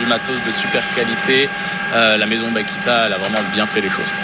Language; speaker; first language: French; native; French